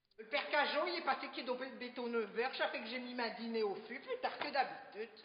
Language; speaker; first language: French; native; French